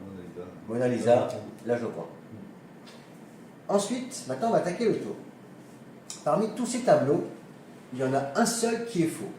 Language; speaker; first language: French; native; French